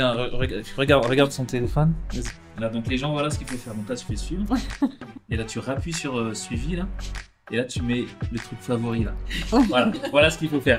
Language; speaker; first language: French; native; French